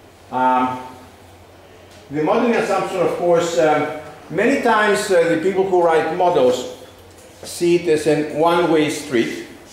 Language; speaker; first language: English; non-native, fluent; Greek